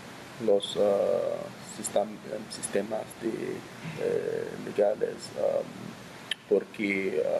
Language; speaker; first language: Spanish; non-native, learner; English